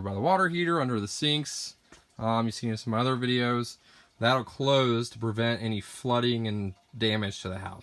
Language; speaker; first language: English; native; English